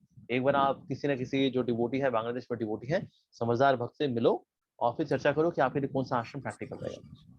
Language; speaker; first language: Hindi; native; Hindi